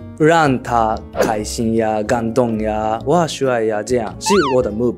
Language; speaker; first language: Chinese; non-native, learner; Japanese